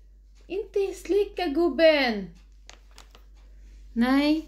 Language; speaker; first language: Swedish; non-native, learner; Filipino